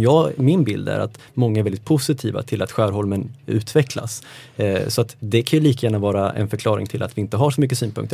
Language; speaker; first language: Swedish; native; Swedish